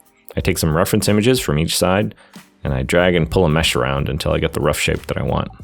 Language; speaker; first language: English; native; English